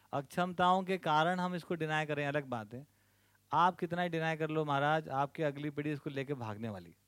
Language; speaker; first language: Hindi; native; Hindi